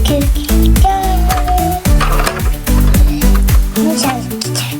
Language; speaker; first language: Japanese; native; Japanese